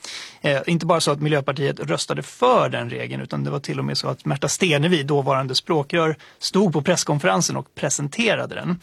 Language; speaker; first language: Swedish; native; Swedish